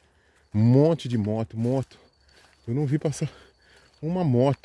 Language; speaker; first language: Portuguese; native; Portuguese